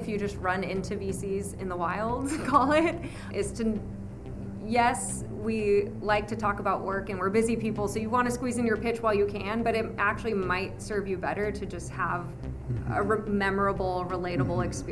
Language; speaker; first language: English; native; English